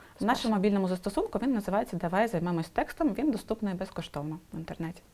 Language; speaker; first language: Ukrainian; non-native, local second language; Russian